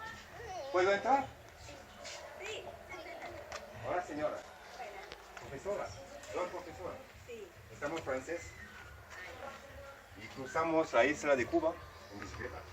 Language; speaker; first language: Spanish; non-native, learner; French